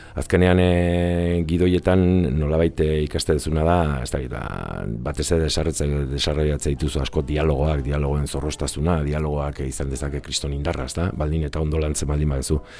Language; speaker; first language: Basque; native; Basque